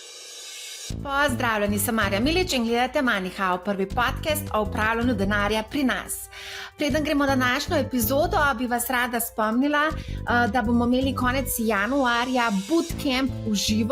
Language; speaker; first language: Slovenian; native; Slovenian